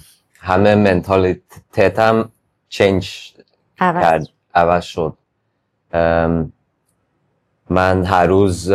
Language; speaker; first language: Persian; early bilingual, heritage; English